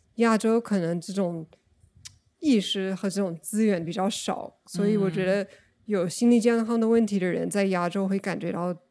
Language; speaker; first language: Chinese; non-native, fluent; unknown